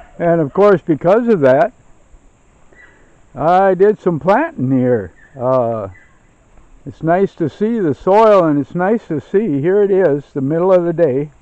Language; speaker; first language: English; native; English